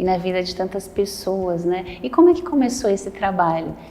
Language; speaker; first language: Portuguese; native; Portuguese